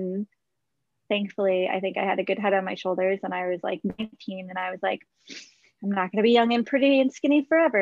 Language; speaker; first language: English; native; English